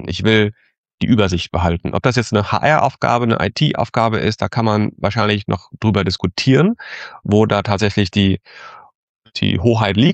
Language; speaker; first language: German; native; German